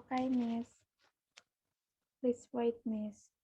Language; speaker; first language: English; non-native, learner; Indonesian